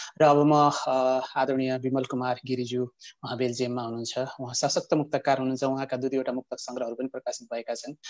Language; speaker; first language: Nepali; native; Nepali